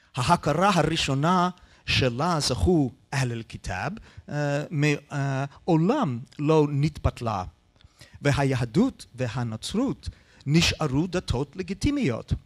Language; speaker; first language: Hebrew; non-native, fluent; English